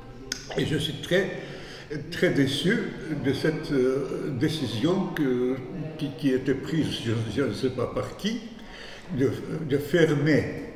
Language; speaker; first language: French; non-native, fluent; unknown